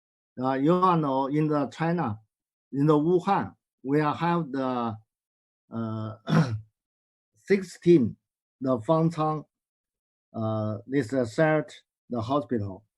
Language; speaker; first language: English; non-native, learner; Chinese